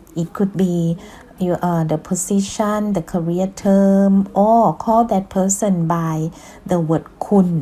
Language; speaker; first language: English; non-native, fluent; Thai